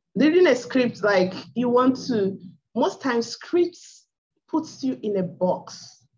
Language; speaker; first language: English; non-native, local second language; Igbo